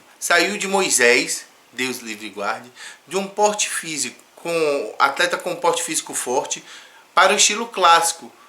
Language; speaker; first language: Portuguese; native; Portuguese